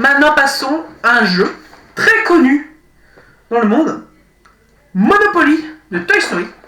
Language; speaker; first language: French; native; French